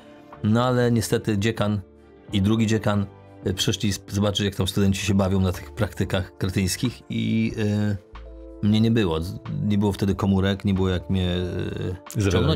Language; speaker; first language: Polish; native; Polish